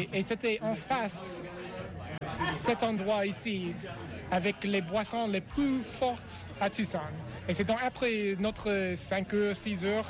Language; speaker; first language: French; non-native, fluent; English